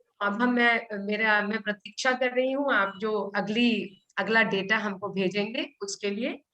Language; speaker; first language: Hindi; native; Hindi